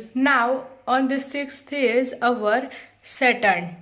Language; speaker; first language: English; non-native, local second language; Hindi